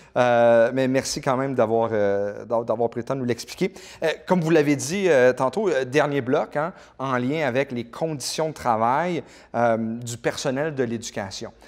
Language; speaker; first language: French; native; French